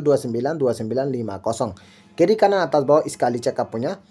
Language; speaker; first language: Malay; non-native, learner; Bangla